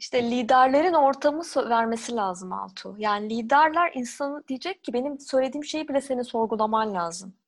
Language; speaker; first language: Turkish; native; Turkish